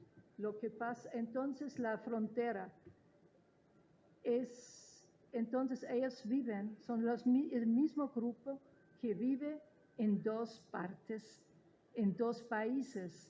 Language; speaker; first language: Spanish; non-native, fluent; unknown